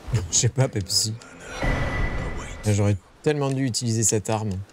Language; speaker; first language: French; native; French